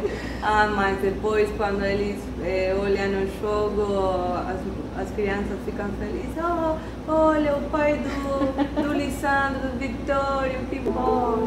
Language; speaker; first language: Portuguese; non-native, learner; Spanish